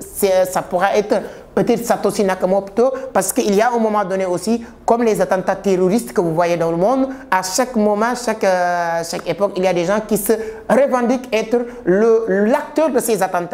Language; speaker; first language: French; non-native, local second language; Wolof